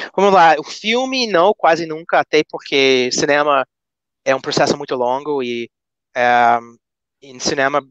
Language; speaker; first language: Portuguese; non-native, fluent; English